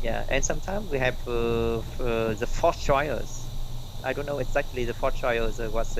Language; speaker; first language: English; non-native, learner; Vietnamese